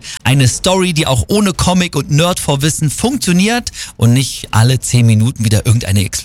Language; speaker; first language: German; native; German